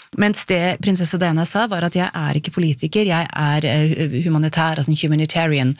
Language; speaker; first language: Norwegian; native; Norwegian